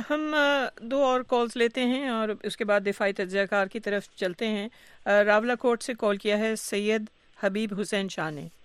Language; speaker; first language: Urdu; native; Urdu